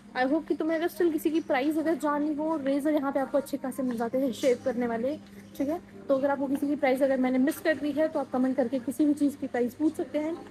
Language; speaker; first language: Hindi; non-native, local second language; Marathi